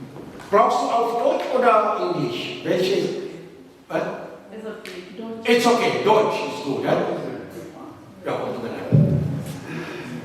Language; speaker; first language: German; non-native, learner; Oromo